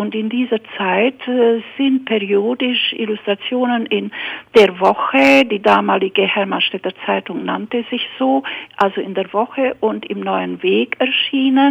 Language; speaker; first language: German; native; German